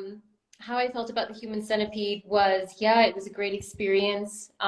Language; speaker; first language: English; native; English